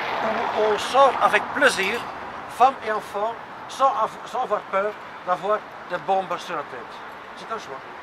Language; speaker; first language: French; non-native, local second language; Dutch